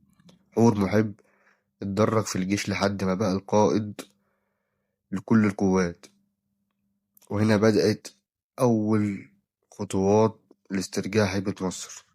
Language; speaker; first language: Arabic; native; Arabic